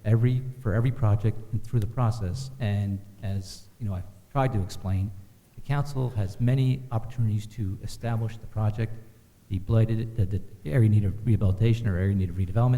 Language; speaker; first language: English; native; English